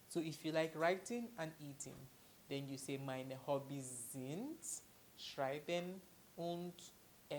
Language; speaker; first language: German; non-native, fluent; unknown